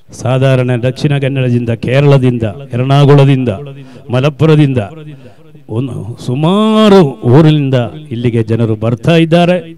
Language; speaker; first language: Kannada; non-native, local second language; Malayalam